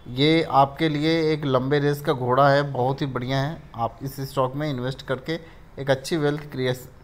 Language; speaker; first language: Hindi; native; Hindi